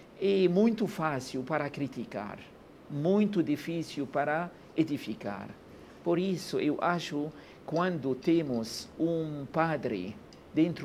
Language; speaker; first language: Portuguese; non-native, learner; Arabic